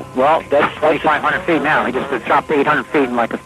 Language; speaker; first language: English; non-native, fluent; Portuguese